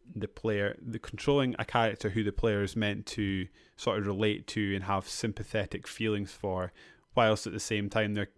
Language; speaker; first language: English; native; English